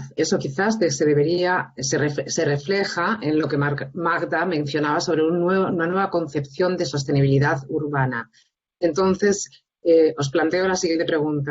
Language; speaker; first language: Spanish; native; Spanish